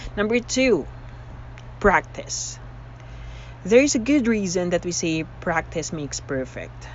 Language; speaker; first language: English; non-native, local second language; Filipino